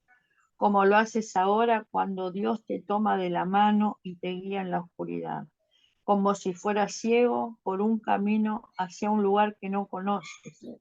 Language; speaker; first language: Spanish; native; Spanish